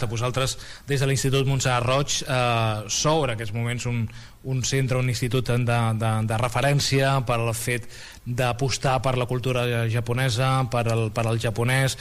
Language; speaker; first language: Catalan; native; Catalan